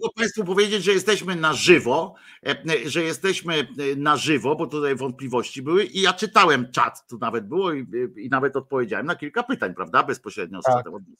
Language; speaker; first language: Polish; native; Polish